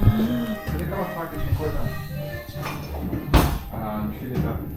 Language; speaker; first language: Portuguese; native; Portuguese